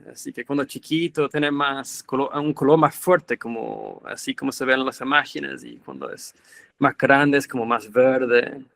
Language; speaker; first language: Spanish; non-native, fluent; English